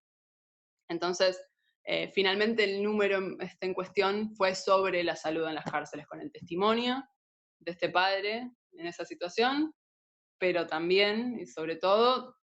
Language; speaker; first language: Spanish; native; Spanish